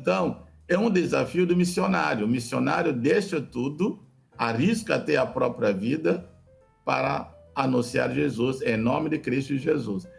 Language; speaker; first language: Portuguese; non-native, fluent; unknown